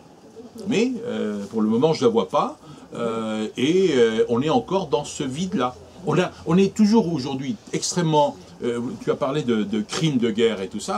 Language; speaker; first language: French; native; French